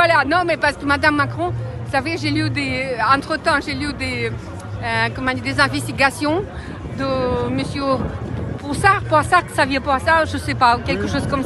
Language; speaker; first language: French; non-native, fluent; Russian